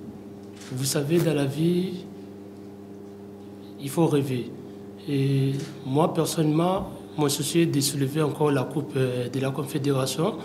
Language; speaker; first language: French; non-native, local second language; Arabic